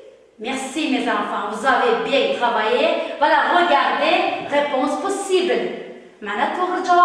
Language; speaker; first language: French; non-native, learner; Uzbek